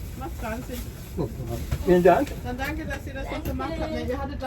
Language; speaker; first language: German; native; German